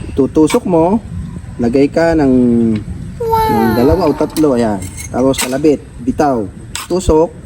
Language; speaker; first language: Filipino; native; Filipino